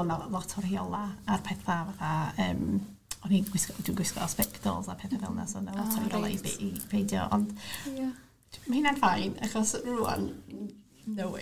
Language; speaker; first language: Welsh; non-native, local second language; English